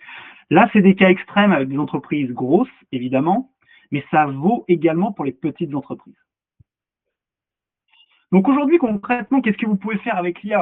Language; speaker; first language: French; native; French